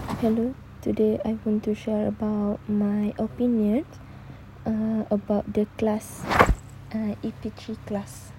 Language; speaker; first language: English; non-native, learner; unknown